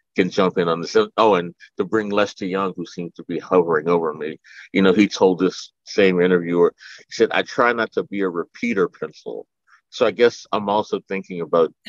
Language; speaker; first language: English; native; English